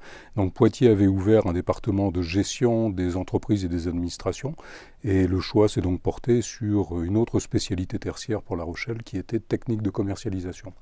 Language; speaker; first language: French; native; French